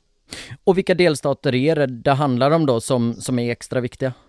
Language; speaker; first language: Swedish; native; Swedish